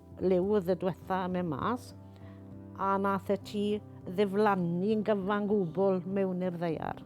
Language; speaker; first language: Welsh; native; Welsh